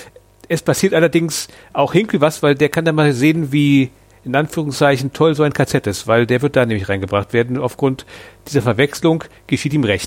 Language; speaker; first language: German; native; German